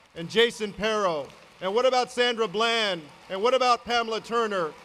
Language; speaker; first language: English; native; English